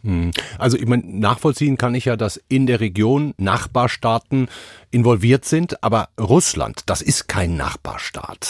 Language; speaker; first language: German; native; German